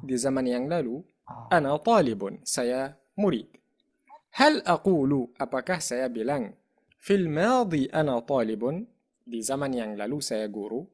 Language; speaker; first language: Indonesian; non-native, fluent; Arabic